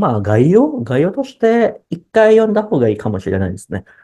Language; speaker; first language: Japanese; non-native, fluent; Indonesian